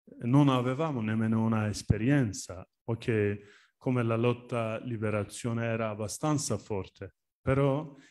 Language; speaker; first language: Italian; non-native, learner; Turkish